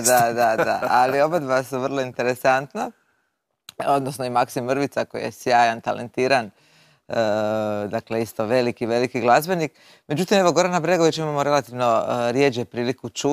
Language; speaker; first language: Croatian; native; Croatian